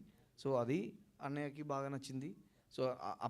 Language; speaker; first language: Telugu; non-native, local second language; Malayalam